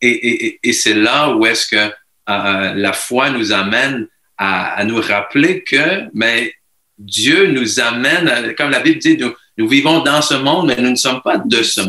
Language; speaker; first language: French; native; French